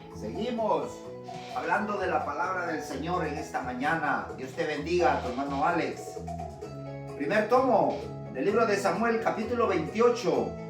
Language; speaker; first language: Spanish; native; Spanish